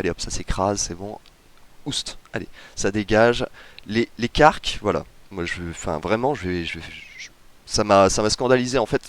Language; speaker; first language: French; native; French